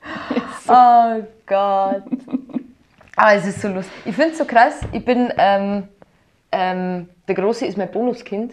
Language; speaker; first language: German; native; German